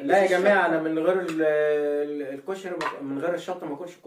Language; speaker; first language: Arabic; native; Arabic